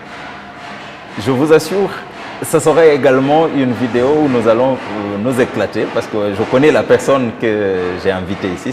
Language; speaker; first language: French; non-native, fluent; Swahili